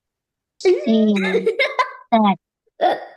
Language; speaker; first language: English; non-native, learner; Vietnamese